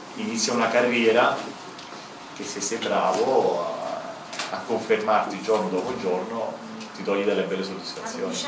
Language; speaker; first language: Italian; native; Italian